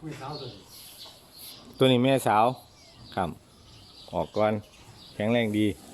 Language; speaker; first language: Thai; native; Thai